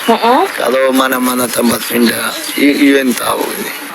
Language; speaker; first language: Indonesian; non-native, learner; Rohingya